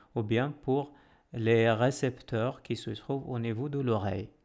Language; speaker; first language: French; non-native, local second language; Arabic